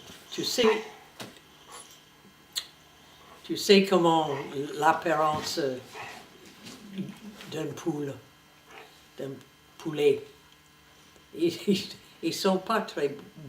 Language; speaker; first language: French; non-native, fluent; English